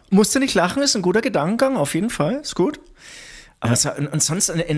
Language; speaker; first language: German; native; German